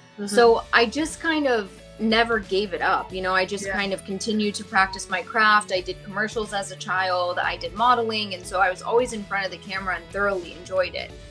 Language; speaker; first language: English; early bilingual, other home language; Gujarati